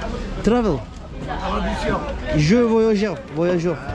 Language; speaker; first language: French; non-native, learner; Turkish